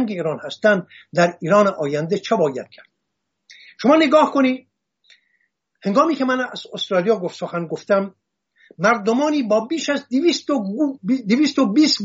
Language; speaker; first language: Persian; non-native, local second language; Assyrian Neo-Aramaic